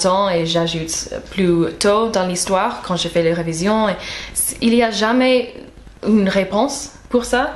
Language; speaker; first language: French; non-native, fluent; English